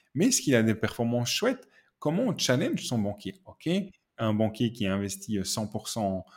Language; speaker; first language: French; native; French